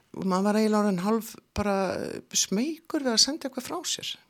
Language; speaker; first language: Icelandic; native; Icelandic